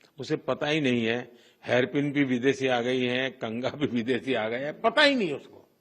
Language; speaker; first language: Hindi; non-native, local second language; Gujarati